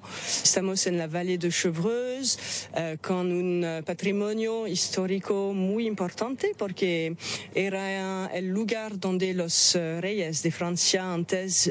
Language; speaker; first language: Spanish; non-native, fluent; French